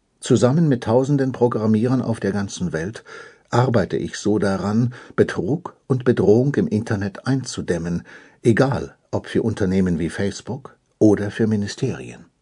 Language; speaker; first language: German; native; German